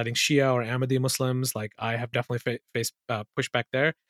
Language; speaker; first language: English; early bilingual, other home language; Urdu